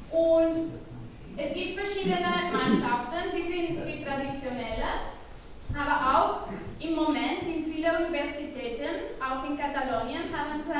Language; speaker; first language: German; non-native, learner; Catalan